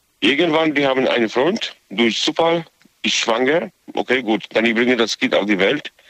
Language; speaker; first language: German; non-native, learner; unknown